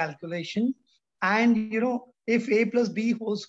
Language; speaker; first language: English; non-native, local second language; Hindi